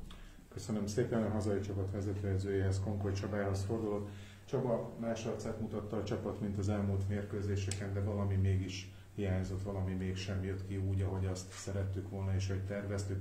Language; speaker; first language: Hungarian; native; Hungarian